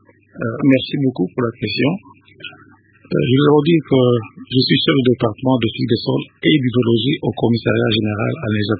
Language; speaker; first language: French; non-native, local second language; Lingala